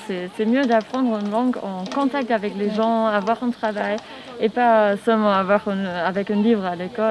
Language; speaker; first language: French; non-native, learner; German